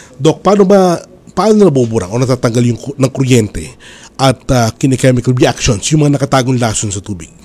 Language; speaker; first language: Filipino; native; Filipino